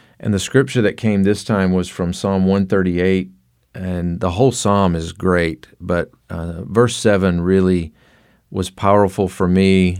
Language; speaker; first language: English; native; English